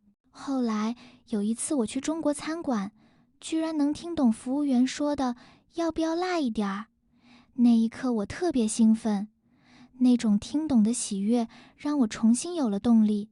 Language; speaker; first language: Chinese; non-native, fluent; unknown